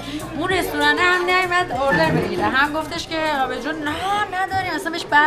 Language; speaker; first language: Persian; native; Persian